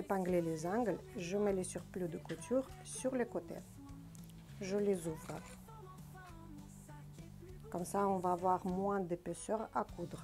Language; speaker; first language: French; non-native, fluent; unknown